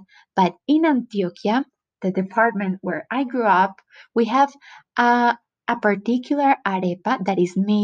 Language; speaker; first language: English; non-native, fluent; Spanish